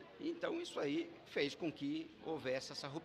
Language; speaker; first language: Portuguese; native; Portuguese